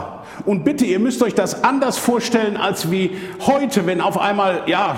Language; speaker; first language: German; native; German